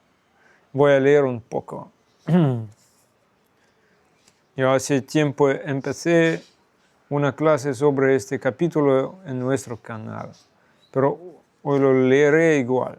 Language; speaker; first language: Spanish; non-native, fluent; Russian